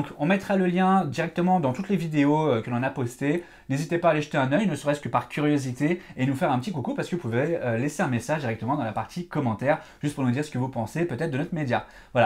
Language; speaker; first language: French; native; French